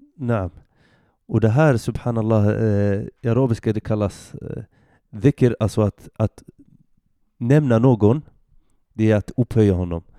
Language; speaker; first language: Swedish; early bilingual, other home language; Arabic